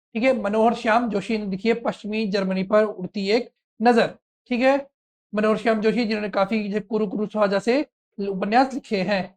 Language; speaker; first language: Hindi; native; Hindi